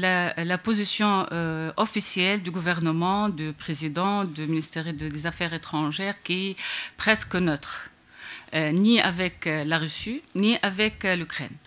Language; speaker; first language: French; non-native, local second language; Arabic